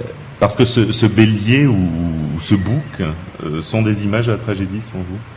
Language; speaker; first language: French; native; French